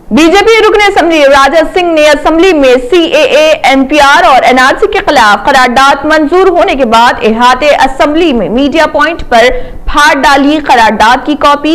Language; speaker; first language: Urdu; native; Urdu